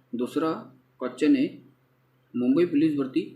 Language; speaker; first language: Hindi; non-native, local second language; Marathi